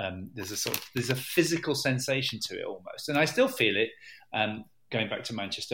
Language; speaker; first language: English; native; English